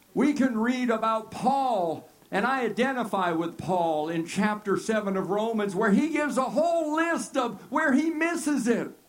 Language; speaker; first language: English; native; English